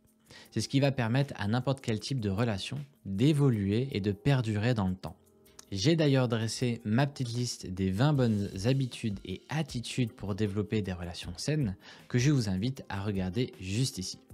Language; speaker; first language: French; native; French